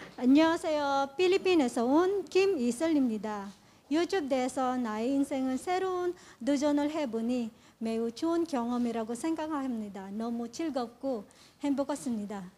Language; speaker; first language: Korean; non-native, learner; Filipino